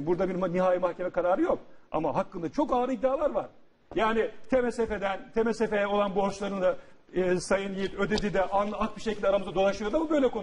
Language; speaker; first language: Turkish; native; Turkish